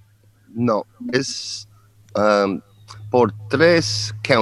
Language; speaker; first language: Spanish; non-native, learner; English